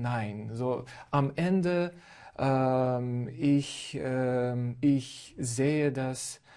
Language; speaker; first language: German; non-native, fluent; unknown